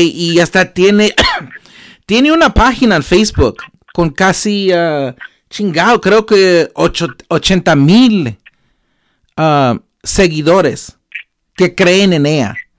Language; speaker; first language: Spanish; early bilingual, heritage; Spanish